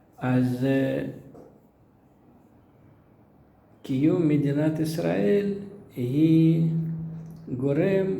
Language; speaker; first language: Hebrew; non-native, fluent; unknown